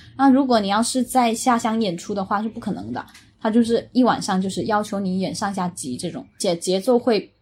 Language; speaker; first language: Chinese; non-native, local second language; Min Nan Chinese